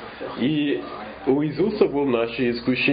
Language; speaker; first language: Russian; non-native, fluent; English